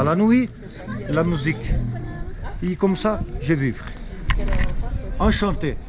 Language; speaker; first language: French; non-native, learner; Portuguese